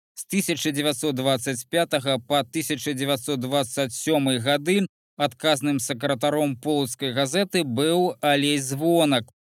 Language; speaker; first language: Belarusian; native; Belarusian